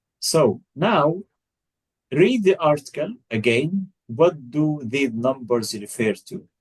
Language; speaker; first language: English; non-native, fluent; Arabic